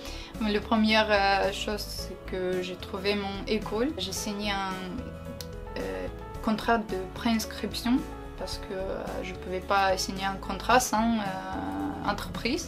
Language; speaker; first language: French; non-native, learner; Ukrainian